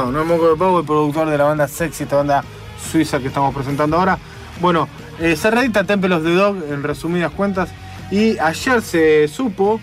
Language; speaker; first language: Spanish; native; Spanish